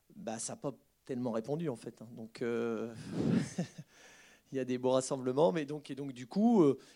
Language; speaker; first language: French; native; French